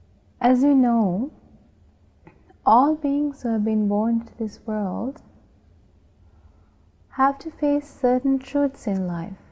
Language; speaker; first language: English; non-native, local second language; Sinhala